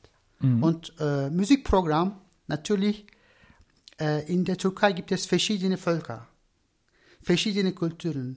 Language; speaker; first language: German; non-native, learner; Turkish